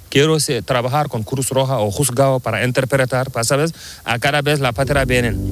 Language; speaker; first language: Spanish; non-native, learner; Fula